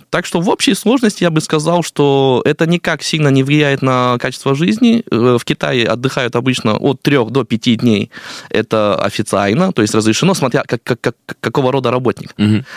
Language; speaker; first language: Russian; non-native, fluent; Chinese